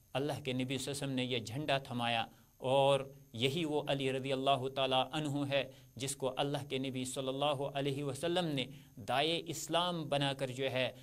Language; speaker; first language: Urdu; non-native, local second language; Kashmiri